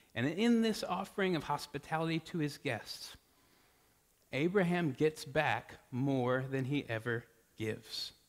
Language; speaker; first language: English; native; English